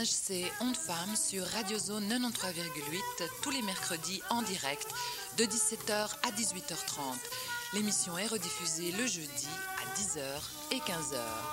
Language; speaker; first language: French; native; French